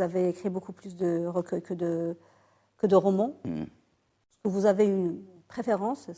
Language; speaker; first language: French; non-native, local second language; Arabic